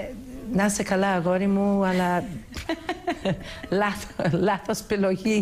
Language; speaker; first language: Greek; early bilingual, heritage; English